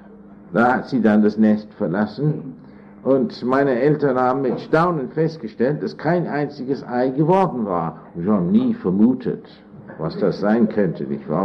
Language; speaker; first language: German; non-native, fluent; English